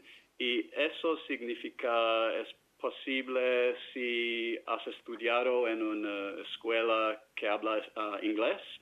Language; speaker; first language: Spanish; non-native, fluent; English